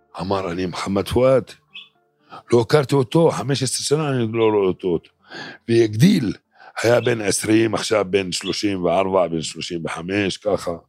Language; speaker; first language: Hebrew; non-native, local second language; Arabic